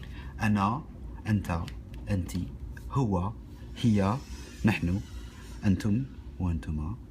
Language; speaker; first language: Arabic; non-native, fluent; French